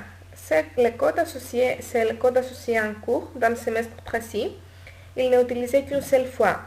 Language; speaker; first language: French; non-native, learner; Greek